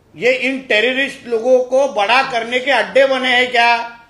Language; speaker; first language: Hindi; non-native, local second language; Marathi